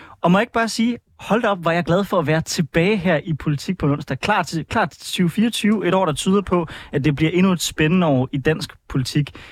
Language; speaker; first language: Danish; native; Danish